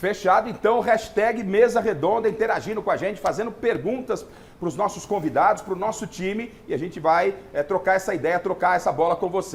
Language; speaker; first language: Portuguese; native; Portuguese